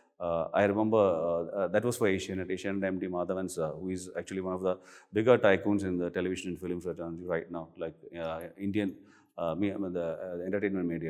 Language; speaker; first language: English; non-native, local second language; Malayalam